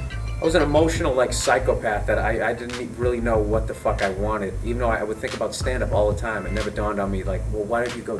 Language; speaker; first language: English; native; English